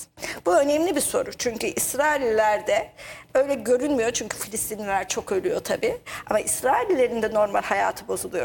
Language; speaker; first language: Turkish; native; Turkish